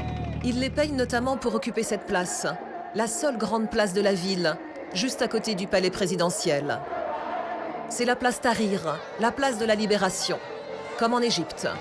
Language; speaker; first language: French; native; French